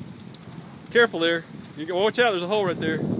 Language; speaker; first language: English; native; English